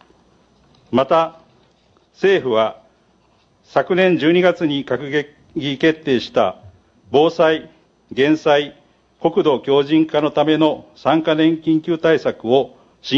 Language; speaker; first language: Japanese; native; Japanese